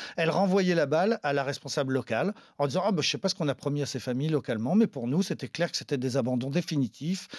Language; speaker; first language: French; native; French